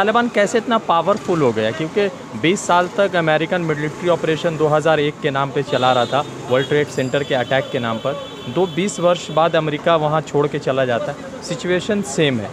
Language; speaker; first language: Hindi; native; Hindi